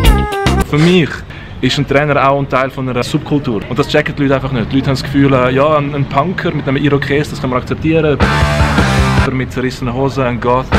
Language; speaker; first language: German; early bilingual, other home language; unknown